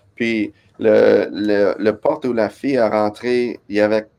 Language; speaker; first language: French; non-native, fluent; English